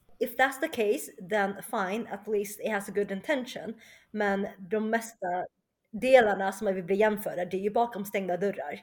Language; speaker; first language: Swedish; early bilingual, other home language; Chinese